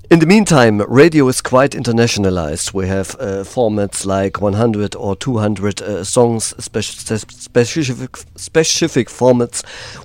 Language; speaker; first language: English; non-native, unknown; German